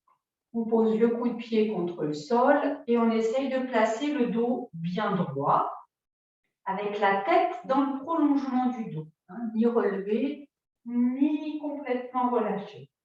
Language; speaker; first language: French; native; French